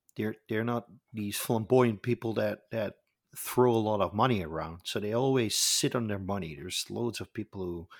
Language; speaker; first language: English; non-native, fluent; Dutch